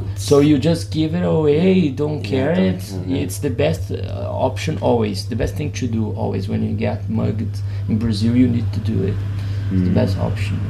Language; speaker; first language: English; non-native, fluent; Portuguese